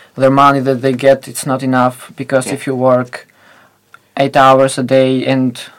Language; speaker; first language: English; non-native, fluent; Albanian